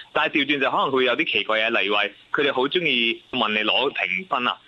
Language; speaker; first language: Cantonese; non-native, local second language; English